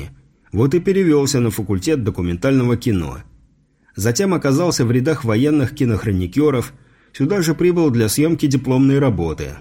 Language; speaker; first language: Russian; native; Russian